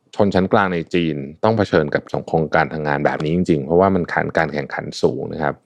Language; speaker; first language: Thai; early bilingual, other home language; Chinese